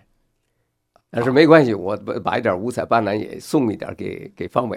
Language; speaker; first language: Chinese; native; Chinese